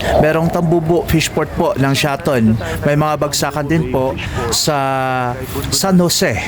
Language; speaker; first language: Filipino; non-native, local second language; Cebuano